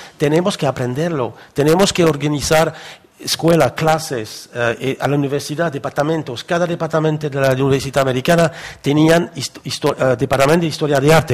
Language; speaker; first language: Spanish; non-native, fluent; French